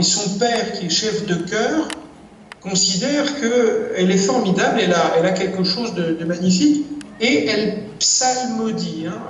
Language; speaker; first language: French; native; French